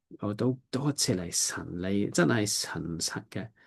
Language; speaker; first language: Cantonese; non-native, learner; English